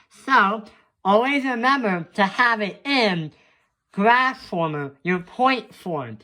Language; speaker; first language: English; native; English